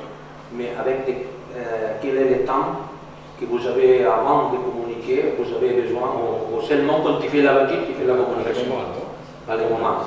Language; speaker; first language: French; non-native, learner; Catalan